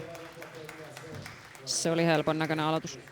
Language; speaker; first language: Finnish; native; Finnish